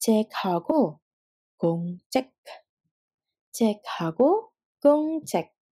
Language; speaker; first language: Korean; non-native, fluent; Indonesian